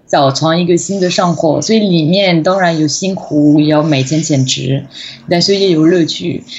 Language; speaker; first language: Chinese; non-native, fluent; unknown